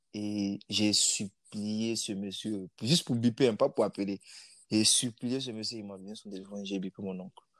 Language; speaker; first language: French; non-native, local second language; Mossi